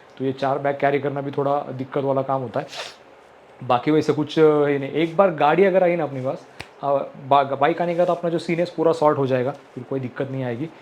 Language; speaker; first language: Hindi; non-native, local second language; Marathi